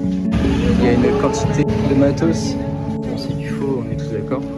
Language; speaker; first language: French; native; French